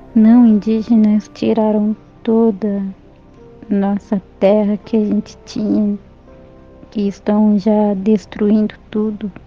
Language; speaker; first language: Portuguese; non-native, local second language; Guarani